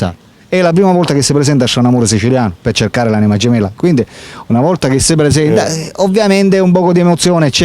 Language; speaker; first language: Italian; native; Italian